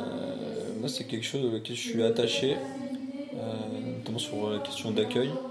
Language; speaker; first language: French; native; French